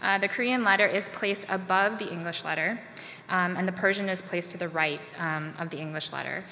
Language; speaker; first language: English; native; English